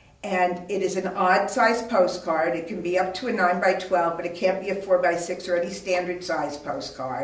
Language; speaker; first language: English; native; English